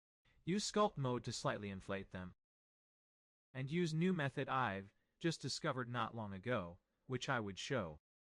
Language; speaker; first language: English; non-native, fluent; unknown